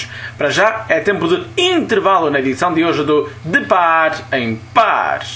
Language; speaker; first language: Portuguese; native; Portuguese